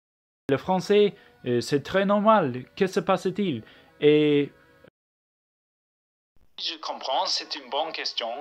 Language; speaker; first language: French; non-native, learner; English